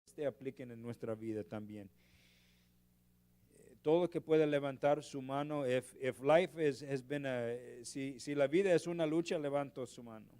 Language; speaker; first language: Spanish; non-native, learner; English